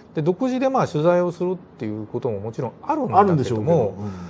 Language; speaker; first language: Japanese; native; Japanese